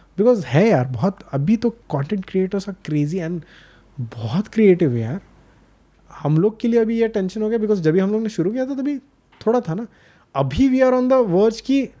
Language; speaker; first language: Hindi; non-native, local second language; Marathi